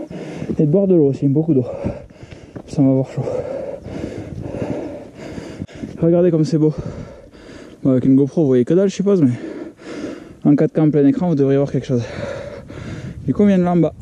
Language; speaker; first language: French; native; French